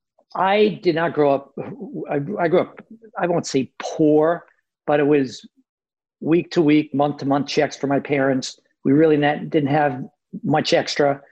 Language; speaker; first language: English; native; English